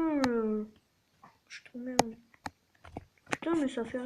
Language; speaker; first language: French; native; French